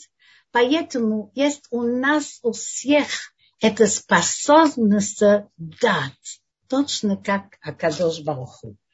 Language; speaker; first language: Russian; non-native, learner; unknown